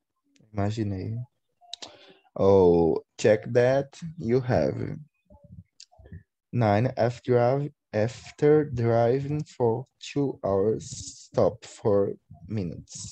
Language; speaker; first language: English; non-native, learner; Portuguese